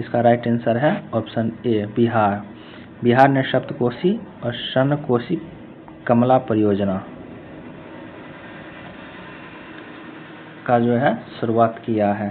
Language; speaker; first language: Hindi; native; Hindi